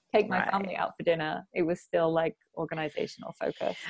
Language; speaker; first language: English; native; English